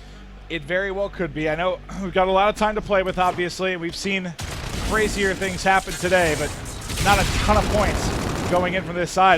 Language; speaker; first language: English; native; English